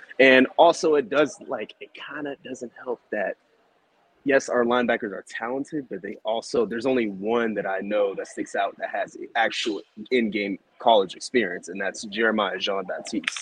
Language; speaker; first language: English; native; English